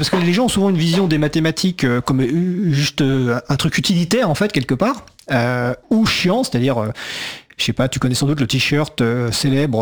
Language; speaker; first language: French; native; French